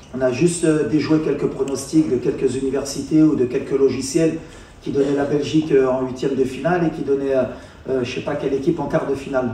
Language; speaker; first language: French; native; French